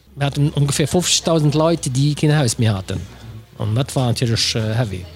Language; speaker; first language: Luxembourgish; early bilingual, other home language; Italian